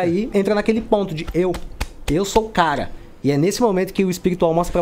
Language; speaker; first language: Portuguese; native; Portuguese